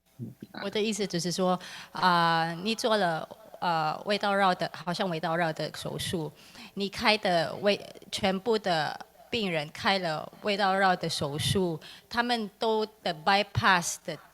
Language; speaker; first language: Chinese; non-native, learner; English